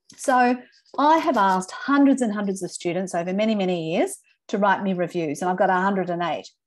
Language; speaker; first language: English; native; English